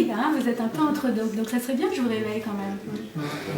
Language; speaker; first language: French; native; French